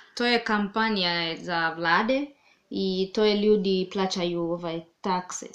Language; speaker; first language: Serbian; non-native, learner; Swahili